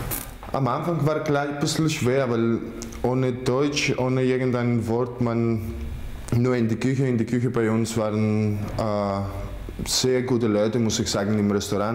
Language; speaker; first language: German; non-native, fluent; Greek